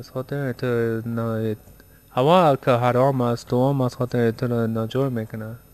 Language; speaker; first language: Persian; early bilingual, heritage; Persian